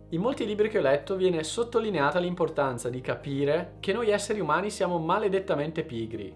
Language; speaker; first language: Italian; native; Italian